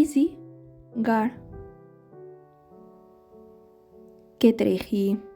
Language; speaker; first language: Greek; non-native, learner; Catalan